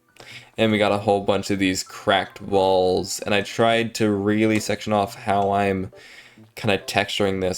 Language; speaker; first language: English; native; English